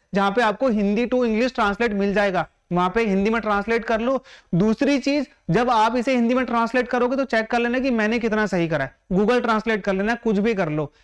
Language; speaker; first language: Hindi; native; Hindi